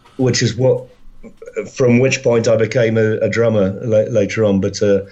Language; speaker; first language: English; native; English